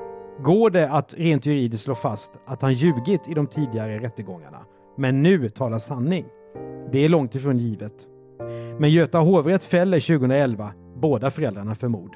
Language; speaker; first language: Swedish; native; Swedish